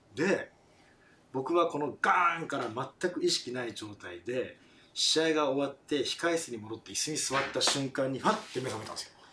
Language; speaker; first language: Japanese; non-native, fluent; French